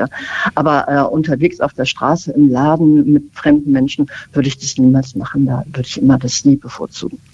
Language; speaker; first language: German; native; German